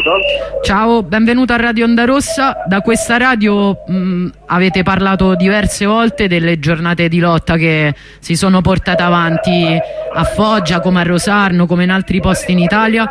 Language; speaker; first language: Italian; native; Italian